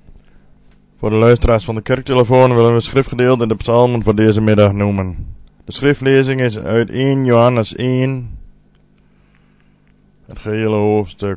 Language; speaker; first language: Dutch; native; Dutch